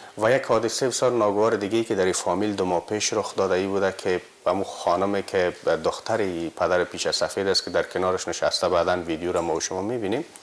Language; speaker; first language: Persian; native; Persian